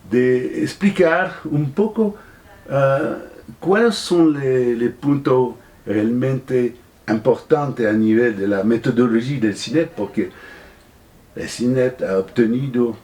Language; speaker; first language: Spanish; non-native, fluent; French